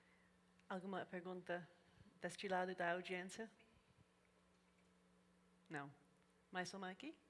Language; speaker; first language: Portuguese; non-native, learner; English